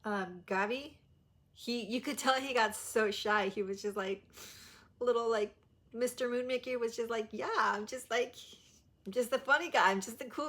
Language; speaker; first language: English; early bilingual, other home language; Spanish